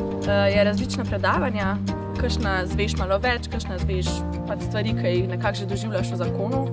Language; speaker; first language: Slovenian; native; Slovenian